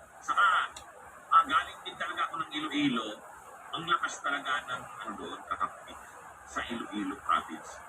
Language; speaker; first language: Filipino; non-native, local second language; Bikol